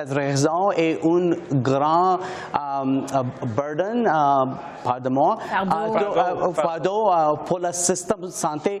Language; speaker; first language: French; non-native, learner; English